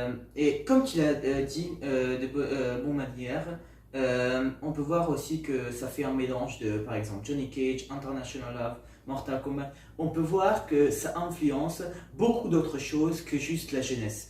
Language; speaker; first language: French; non-native, learner; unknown